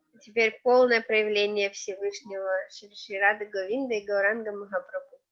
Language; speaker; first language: Russian; native; Russian